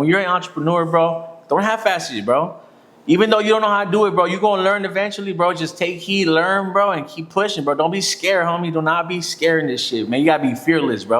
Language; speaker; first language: English; native; English